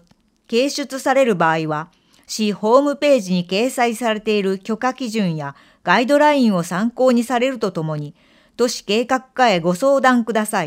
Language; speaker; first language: Japanese; native; Japanese